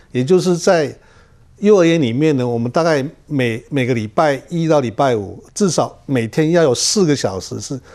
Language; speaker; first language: Chinese; non-native, local second language; Amis